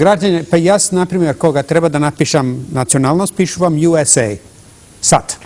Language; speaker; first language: Macedonian; non-native, fluent; English